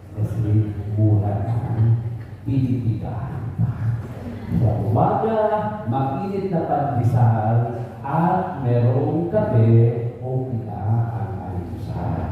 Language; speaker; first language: Filipino; non-native, local second language; Cebuano